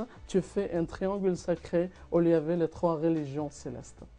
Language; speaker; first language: French; non-native, fluent; Arabic